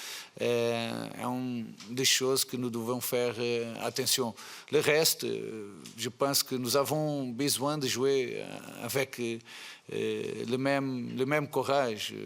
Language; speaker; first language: French; non-native, fluent; Portuguese